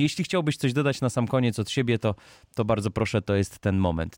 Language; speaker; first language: Polish; native; Polish